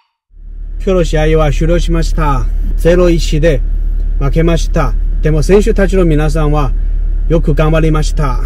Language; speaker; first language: Japanese; non-native, fluent; Chinese